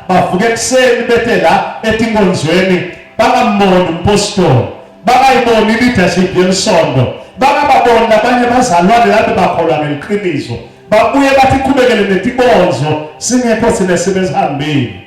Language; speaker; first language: Zulu; non-native, local second language; Swati